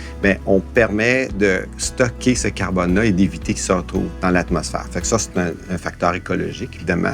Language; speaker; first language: French; native; French